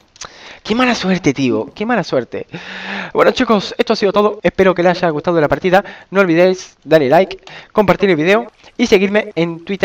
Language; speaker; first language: Spanish; native; Spanish